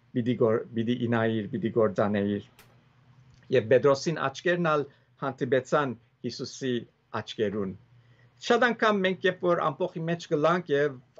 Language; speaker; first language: Armenian; early bilingual, heritage; Armenian